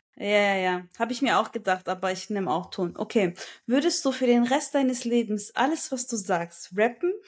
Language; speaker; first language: German; early bilingual, other home language; Turkish